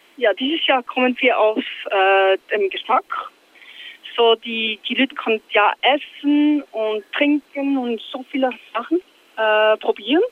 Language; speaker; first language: German; non-native, local second language; French